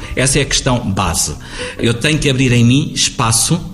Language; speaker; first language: Portuguese; native; Portuguese